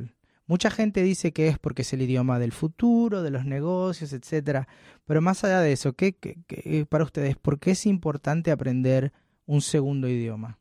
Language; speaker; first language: Spanish; native; Spanish